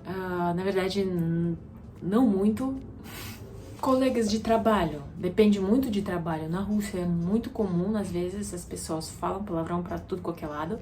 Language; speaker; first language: Portuguese; non-native, fluent; Russian